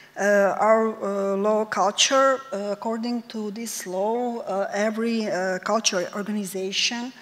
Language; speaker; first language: English; non-native, fluent; Serbian